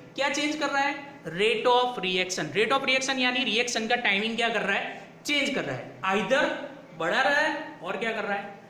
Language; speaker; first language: Hindi; non-native, local second language; Gujarati